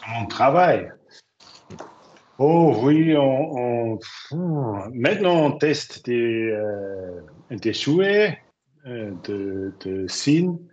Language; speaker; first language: French; non-native, learner; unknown